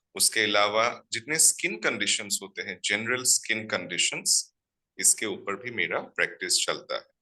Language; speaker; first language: Hindi; non-native, local second language; Assamese